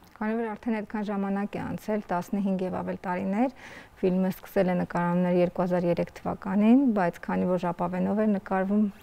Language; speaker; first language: Armenian; native; Armenian